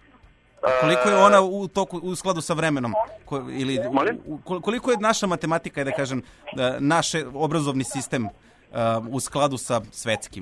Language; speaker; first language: Serbian; native; Serbian